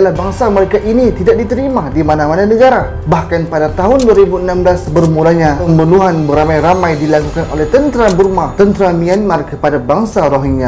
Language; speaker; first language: Malay; native; Malay